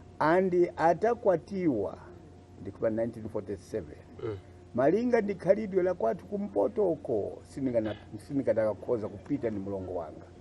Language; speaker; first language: Nyanja; non-native, local second language; Tumbuka